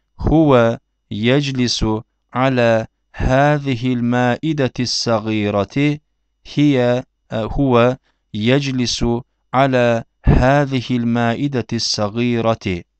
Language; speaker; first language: Arabic; non-native, fluent; Turkish